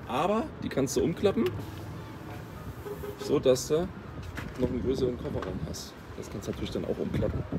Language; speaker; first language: German; native; German